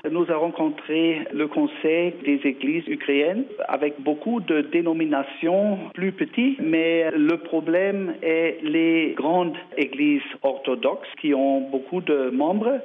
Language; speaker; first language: French; non-native, learner; German